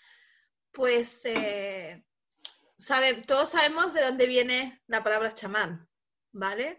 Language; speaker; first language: Spanish; native; Spanish